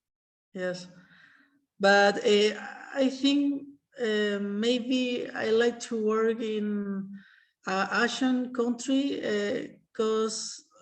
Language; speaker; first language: English; non-native, learner; Spanish